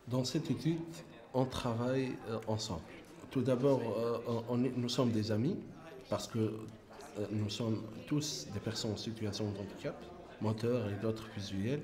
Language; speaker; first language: French; non-native, local second language; Arabic